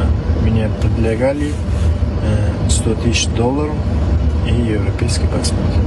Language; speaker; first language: Russian; non-native, learner; Uzbek